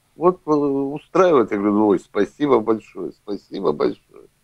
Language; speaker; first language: Russian; native; Russian